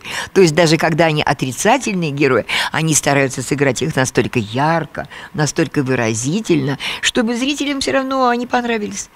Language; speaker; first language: Russian; native; Russian